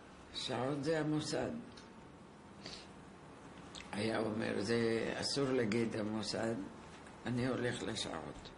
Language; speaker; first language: Hebrew; non-native, fluent; Arabic